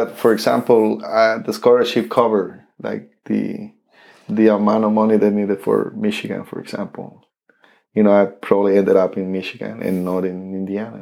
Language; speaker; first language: English; non-native, fluent; Spanish